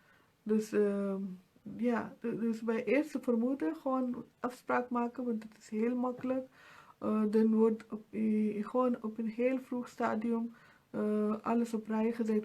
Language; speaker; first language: Dutch; non-native, fluent; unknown